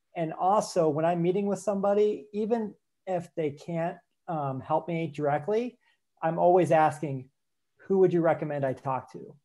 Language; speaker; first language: English; native; English